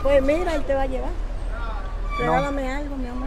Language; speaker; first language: Spanish; native; Spanish